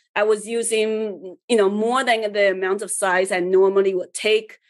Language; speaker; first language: English; early bilingual, other home language; Chinese